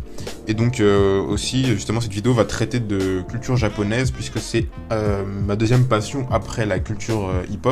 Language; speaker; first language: French; native; French